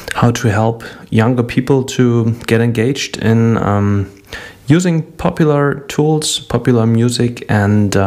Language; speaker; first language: English; non-native, fluent; German